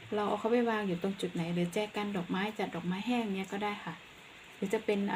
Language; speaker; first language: Thai; non-native, local second language; Northeastern Thai